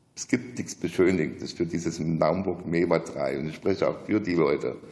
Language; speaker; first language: German; native; German